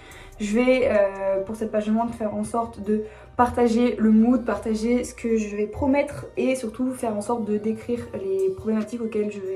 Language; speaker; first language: French; native; French